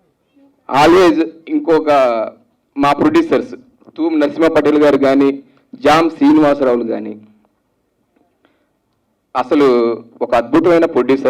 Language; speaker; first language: Telugu; native; Telugu